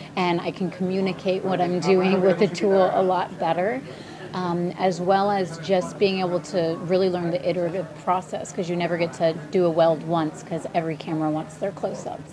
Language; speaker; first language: English; early bilingual, other home language; Ukrainian